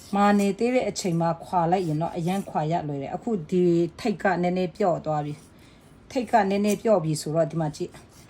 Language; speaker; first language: Burmese; non-native, local second language; Kachin